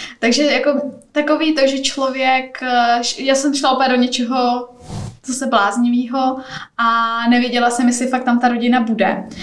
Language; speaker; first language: Czech; native; Czech